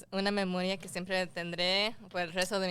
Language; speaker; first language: Spanish; early bilingual, heritage; Spanish